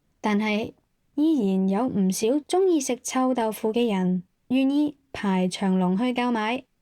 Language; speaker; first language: Cantonese; native; Cantonese